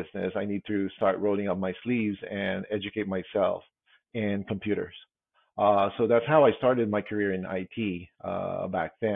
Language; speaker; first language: English; non-native, local second language; Filipino